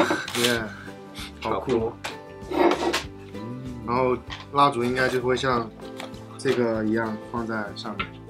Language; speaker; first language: Chinese; native; Chinese